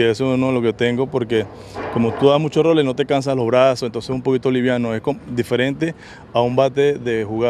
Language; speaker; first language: Spanish; native; Spanish